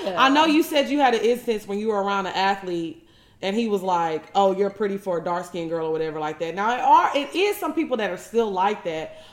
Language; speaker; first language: English; native; English